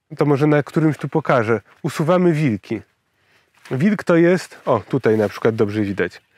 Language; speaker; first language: Polish; native; Polish